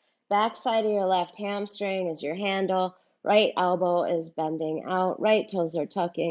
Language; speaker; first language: English; native; English